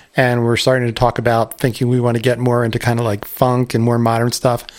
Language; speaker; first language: English; native; English